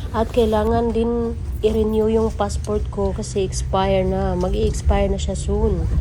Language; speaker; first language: Filipino; native; Filipino